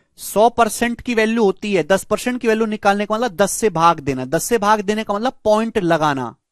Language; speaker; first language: Hindi; native; Hindi